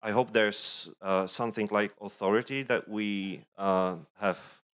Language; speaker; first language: English; non-native, fluent; Czech